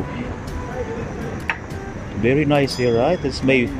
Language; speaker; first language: English; non-native, local second language; Filipino